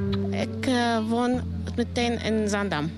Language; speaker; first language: Dutch; non-native, learner; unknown